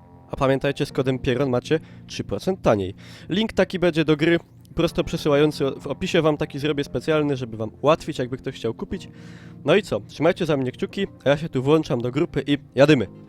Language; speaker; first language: Polish; native; Polish